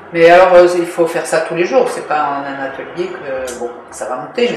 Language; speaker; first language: French; native; French